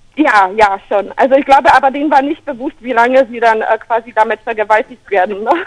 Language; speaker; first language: German; non-native, fluent; Polish